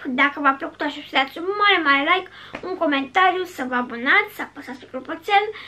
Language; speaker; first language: Romanian; native; Romanian